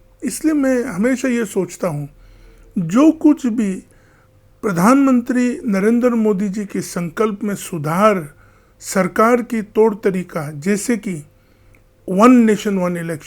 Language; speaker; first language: Hindi; non-native, local second language; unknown